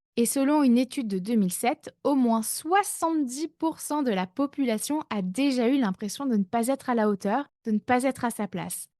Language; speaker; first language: French; native; French